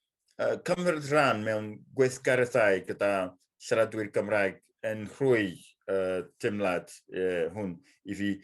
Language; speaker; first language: Welsh; non-native, fluent; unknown